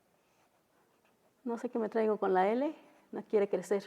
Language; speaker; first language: Spanish; non-native, local second language; Mixtepec Mixtec